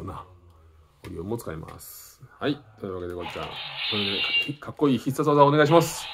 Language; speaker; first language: Japanese; native; Japanese